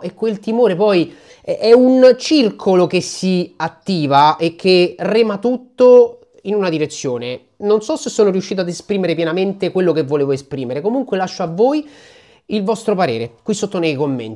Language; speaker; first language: Italian; native; Italian